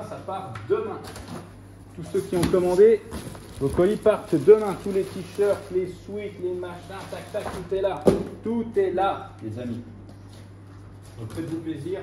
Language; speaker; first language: French; native; French